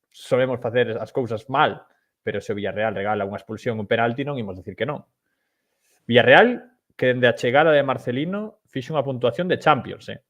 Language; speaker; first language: Galician; non-native, local second language; Spanish